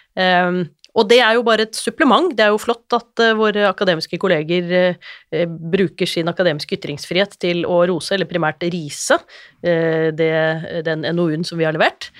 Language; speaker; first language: Norwegian; native; Norwegian